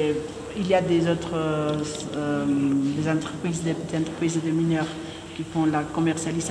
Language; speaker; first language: French; non-native, fluent; Spanish